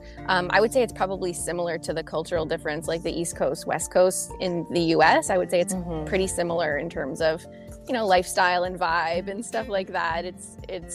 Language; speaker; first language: English; native; English